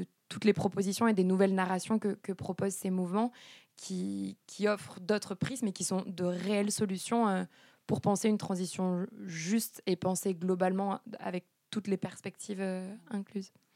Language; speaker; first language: French; native; French